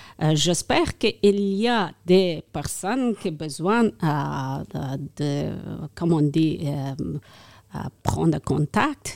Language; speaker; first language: French; non-native, learner; Persian